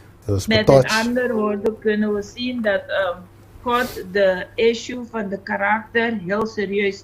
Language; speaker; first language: Dutch; non-native, fluent; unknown